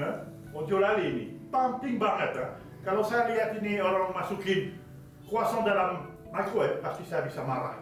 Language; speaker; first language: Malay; non-native, fluent; French